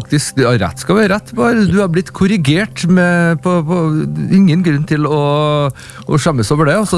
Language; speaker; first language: Norwegian; native; Norwegian